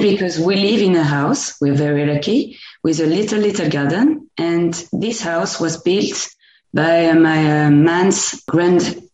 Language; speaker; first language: English; non-native, fluent; French